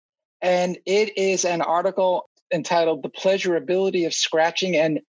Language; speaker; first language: English; native; English